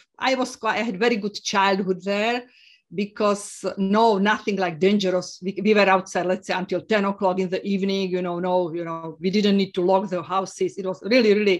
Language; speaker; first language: English; non-native, fluent; Slovak